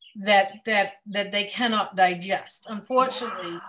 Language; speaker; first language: English; native; English